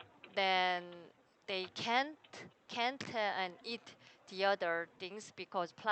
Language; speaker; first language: English; non-native, learner; Korean